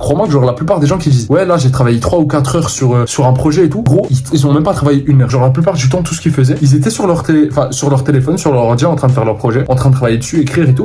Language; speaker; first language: French; native; French